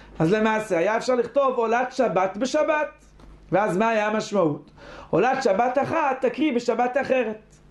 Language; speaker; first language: Hebrew; native; Hebrew